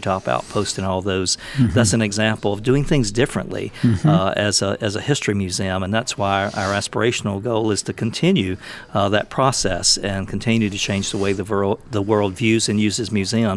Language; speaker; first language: English; native; English